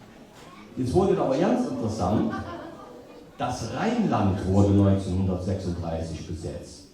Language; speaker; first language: German; native; German